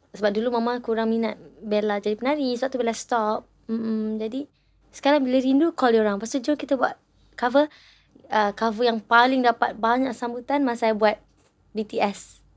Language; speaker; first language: Malay; native; Malay